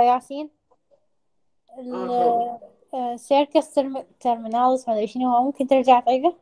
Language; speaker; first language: Arabic; native; Arabic